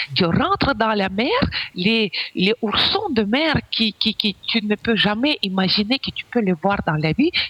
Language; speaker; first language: French; non-native, fluent; Ukrainian